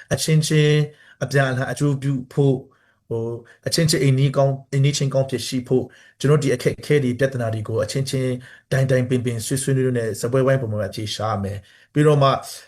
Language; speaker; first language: Burmese; non-native, local second language; Hakha Chin